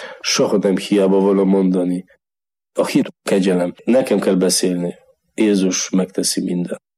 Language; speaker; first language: Hungarian; non-native, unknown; Polish